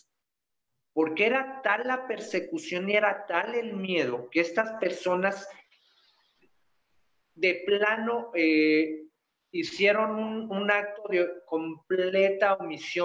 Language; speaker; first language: Spanish; native; Spanish